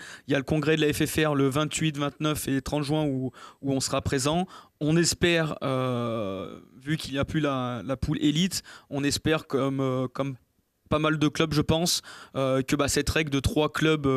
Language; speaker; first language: French; native; French